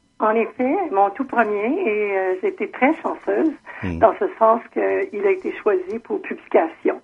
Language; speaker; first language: French; native; French